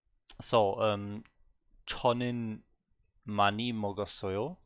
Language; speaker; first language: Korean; non-native, learner; German